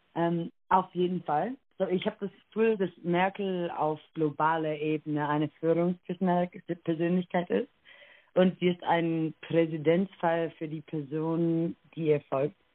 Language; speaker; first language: German; early bilingual, heritage; English